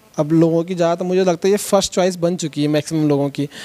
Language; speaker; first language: Hindi; native; Hindi